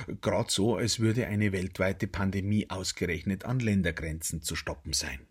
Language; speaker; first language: German; native; German